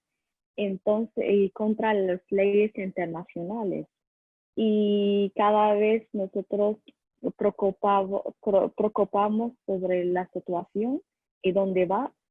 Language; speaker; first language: Spanish; non-native, learner; Arabic